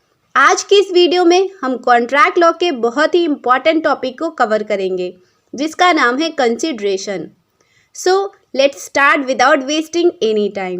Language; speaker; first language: Hindi; native; Hindi